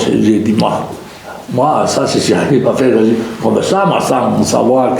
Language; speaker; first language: French; non-native, local second language; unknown